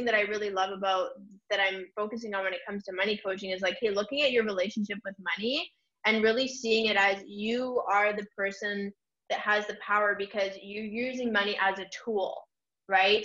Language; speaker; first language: English; native; English